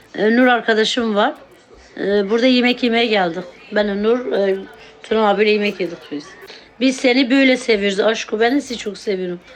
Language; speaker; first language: Turkish; non-native, local second language; Kurdish